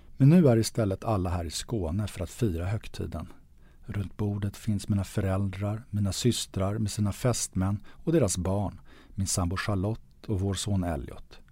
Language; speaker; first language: Swedish; native; Swedish